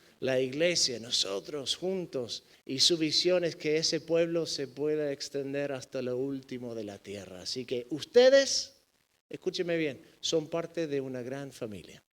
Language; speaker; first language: Spanish; non-native, fluent; English